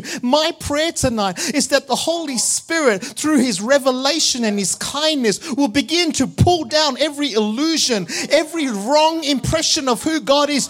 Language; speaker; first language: English; early bilingual, other home language; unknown